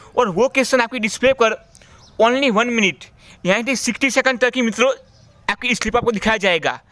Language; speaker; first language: Hindi; non-native, local second language; Gujarati